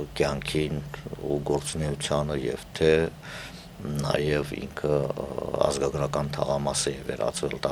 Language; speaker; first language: Armenian; native; Armenian